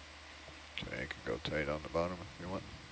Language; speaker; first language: English; native; English